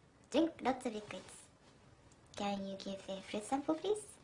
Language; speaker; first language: English; non-native, fluent; Japanese